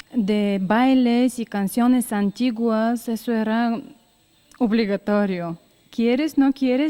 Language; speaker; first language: Spanish; non-native, learner; Bulgarian